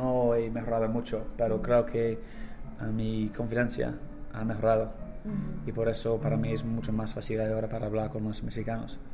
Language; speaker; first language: Spanish; non-native, learner; English